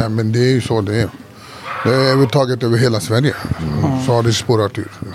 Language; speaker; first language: Swedish; early bilingual, other home language; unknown